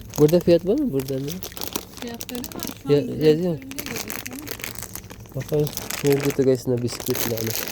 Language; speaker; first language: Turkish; non-native, learner; Filipino